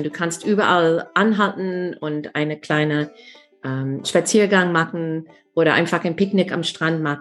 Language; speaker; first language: German; non-native, fluent; English